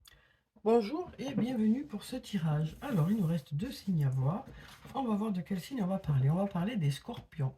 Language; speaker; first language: French; native; French